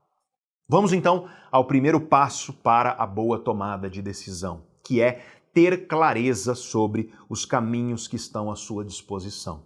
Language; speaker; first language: Portuguese; native; Portuguese